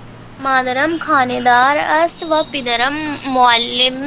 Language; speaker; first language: Persian; non-native, learner; Urdu